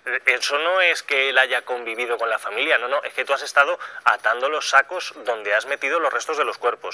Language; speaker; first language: Spanish; native; Spanish